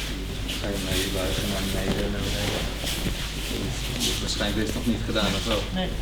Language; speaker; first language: Dutch; native; Dutch